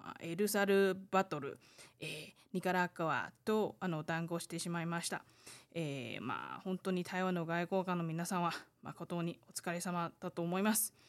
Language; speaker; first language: Japanese; non-native, fluent; Chinese